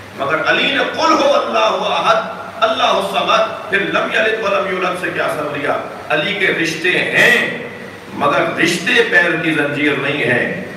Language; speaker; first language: Urdu; non-native, local second language; Sindhi